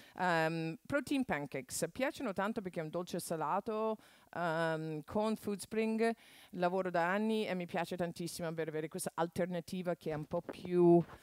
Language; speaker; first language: Italian; non-native, fluent; English